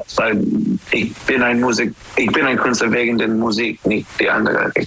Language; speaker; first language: German; non-native, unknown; English